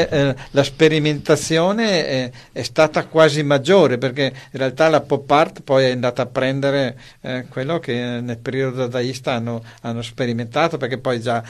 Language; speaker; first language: Italian; native; Italian